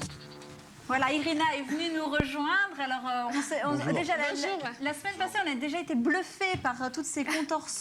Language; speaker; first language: French; native; French